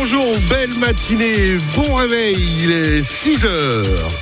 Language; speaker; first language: French; native; French